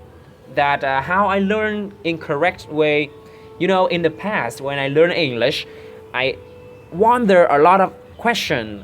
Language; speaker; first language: English; non-native, learner; Vietnamese